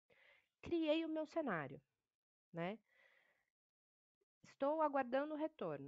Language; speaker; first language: Portuguese; native; Portuguese